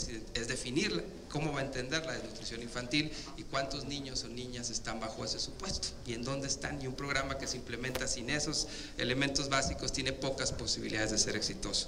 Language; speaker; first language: Spanish; native; Spanish